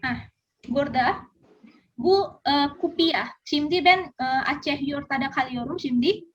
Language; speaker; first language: Turkish; non-native, learner; Indonesian